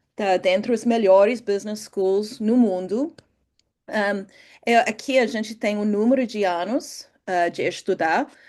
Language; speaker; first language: Portuguese; non-native, fluent; English